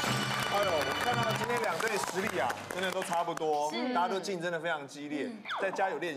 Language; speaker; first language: Chinese; native; Chinese